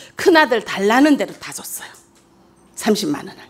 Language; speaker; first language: Korean; early bilingual, heritage; Korean